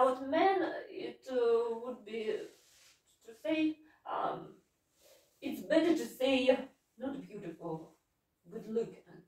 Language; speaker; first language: English; non-native, fluent; Russian